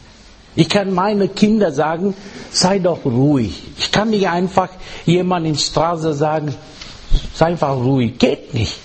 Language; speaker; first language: German; non-native, learner; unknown